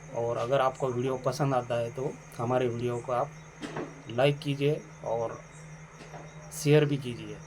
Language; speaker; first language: Hindi; non-native, local second language; Marathi